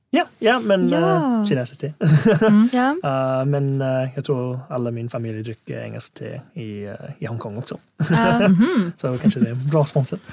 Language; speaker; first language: Swedish; non-native, fluent; English